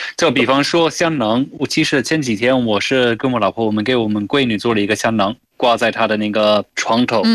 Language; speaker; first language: Chinese; non-native, fluent; English